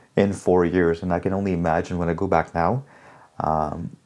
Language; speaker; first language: English; early bilingual, other home language; Hindi